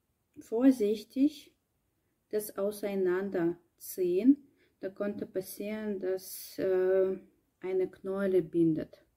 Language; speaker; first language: German; non-native, learner; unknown